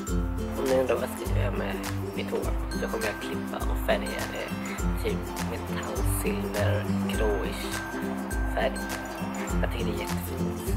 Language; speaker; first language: Swedish; non-native, fluent; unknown